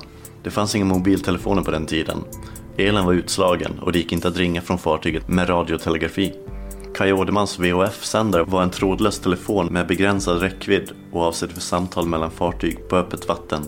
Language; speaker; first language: Swedish; native; Swedish